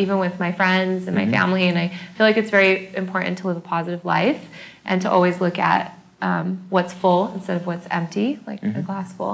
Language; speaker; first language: English; native; English